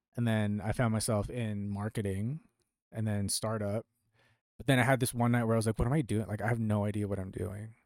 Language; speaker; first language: English; early bilingual, other home language; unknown